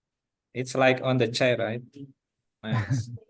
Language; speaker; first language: English; non-native, fluent; Indonesian